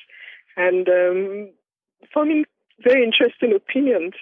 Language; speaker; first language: English; non-native, local second language; Yoruba